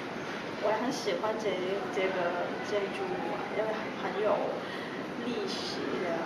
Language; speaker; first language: Chinese; non-native, local second language; Cantonese